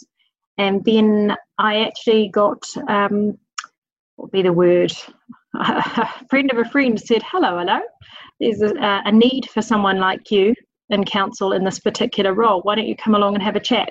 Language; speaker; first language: English; native; English